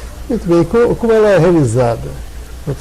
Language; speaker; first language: Portuguese; native; Portuguese